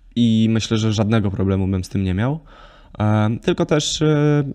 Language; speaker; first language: Polish; native; Polish